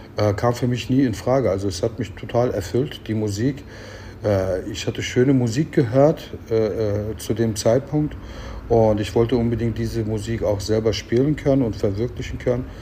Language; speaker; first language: German; early bilingual, other home language; Turkish